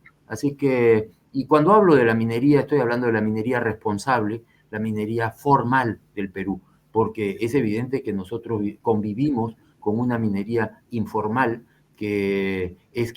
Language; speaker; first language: Spanish; native; Spanish